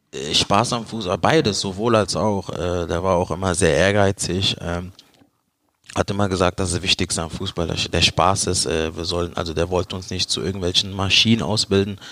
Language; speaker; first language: German; early bilingual, other home language; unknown